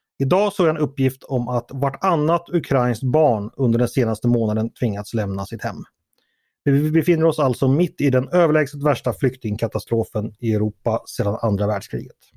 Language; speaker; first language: Swedish; native; Swedish